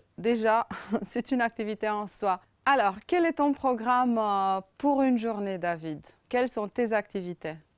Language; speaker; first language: French; non-native, fluent; Romanian